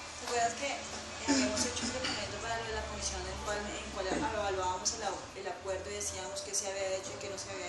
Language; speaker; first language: Spanish; native; Spanish